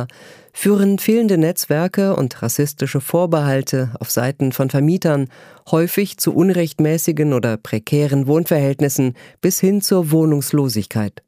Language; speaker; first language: German; native; German